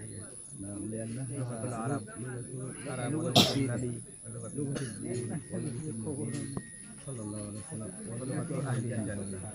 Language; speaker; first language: Arabic; non-native, fluent; Rohingya